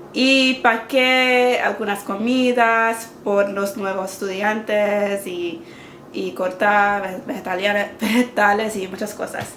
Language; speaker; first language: Spanish; non-native, learner; English